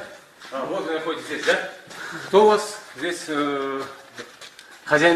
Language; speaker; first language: Russian; native; Russian